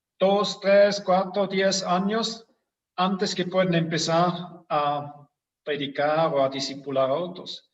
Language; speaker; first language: Spanish; non-native, fluent; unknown